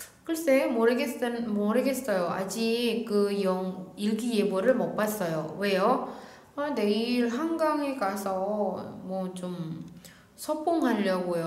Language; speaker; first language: Korean; non-native, fluent; Indonesian